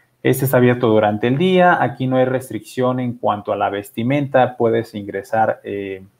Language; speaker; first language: Spanish; native; Spanish